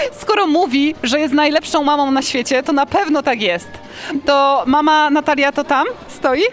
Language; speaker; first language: Polish; native; Polish